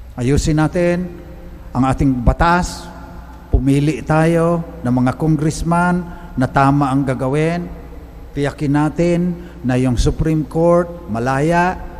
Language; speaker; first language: Filipino; non-native, local second language; Cebuano